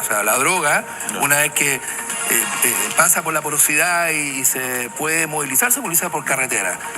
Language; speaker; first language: Spanish; native; Spanish